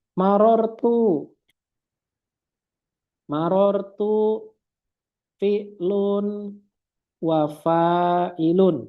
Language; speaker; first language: Arabic; non-native, fluent; Indonesian